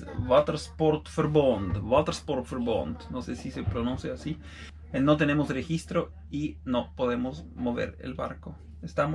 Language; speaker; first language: Spanish; non-native, fluent; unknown